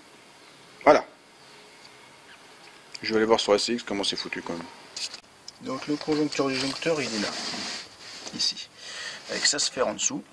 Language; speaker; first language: French; native; French